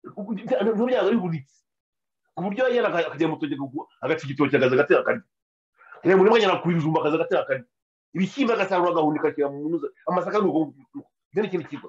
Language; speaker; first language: Kinyarwanda; native; Kinyarwanda